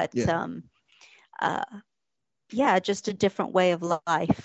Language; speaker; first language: English; native; English